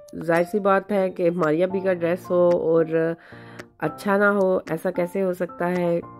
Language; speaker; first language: Urdu; non-native, local second language; Punjabi